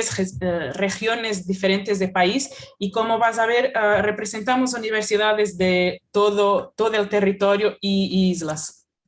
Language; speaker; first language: Spanish; non-native, fluent; Portuguese